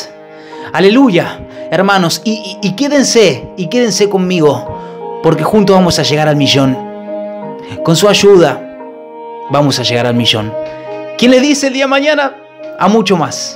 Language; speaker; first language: Spanish; native; Spanish